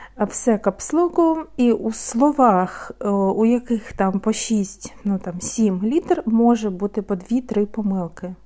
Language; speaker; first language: Ukrainian; non-native, local second language; Russian